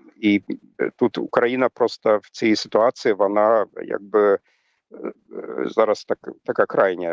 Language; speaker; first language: Ukrainian; non-native, fluent; German